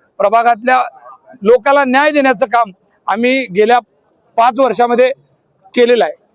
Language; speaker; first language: Marathi; native; Marathi